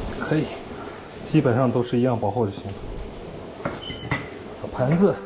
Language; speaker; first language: Chinese; native; Chinese